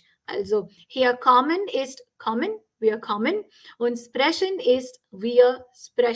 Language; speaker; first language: German; non-native, fluent; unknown